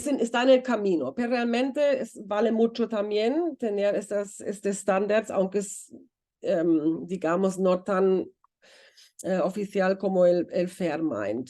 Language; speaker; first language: Spanish; non-native, fluent; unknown